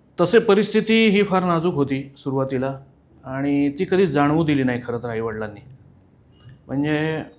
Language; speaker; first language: Marathi; native; Marathi